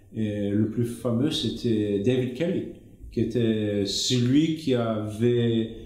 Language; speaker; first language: French; non-native, fluent; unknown